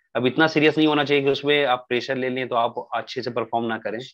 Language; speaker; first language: Hindi; native; Hindi